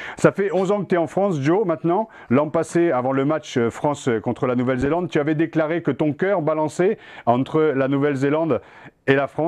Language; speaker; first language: French; native; French